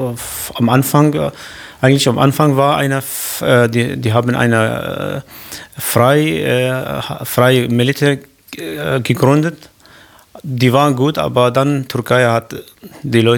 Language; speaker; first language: German; non-native, learner; Kurdish